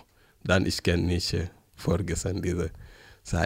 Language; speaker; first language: German; non-native, learner; French